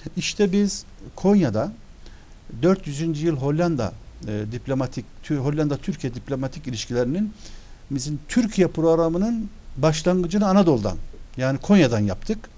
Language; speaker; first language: Turkish; early bilingual, other home language; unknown